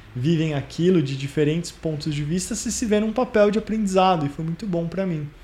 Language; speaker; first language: Portuguese; native; Portuguese